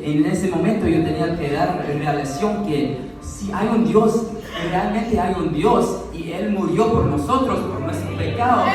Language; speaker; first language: Spanish; early bilingual, heritage; Spanish